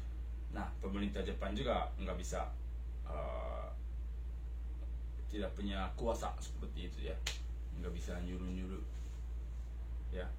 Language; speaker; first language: Indonesian; non-native, fluent; Japanese